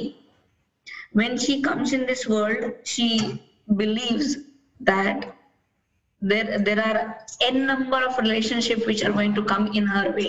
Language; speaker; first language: English; non-native, local second language; Marathi